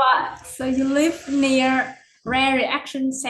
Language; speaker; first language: English; non-native, learner; Vietnamese